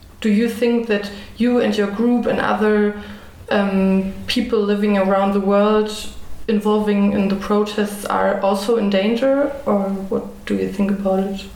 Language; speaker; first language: English; non-native, fluent; German